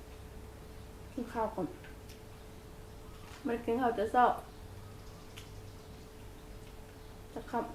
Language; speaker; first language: Thai; non-native, local second language; Northeastern Thai